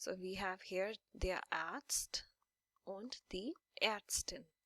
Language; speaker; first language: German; non-native, fluent; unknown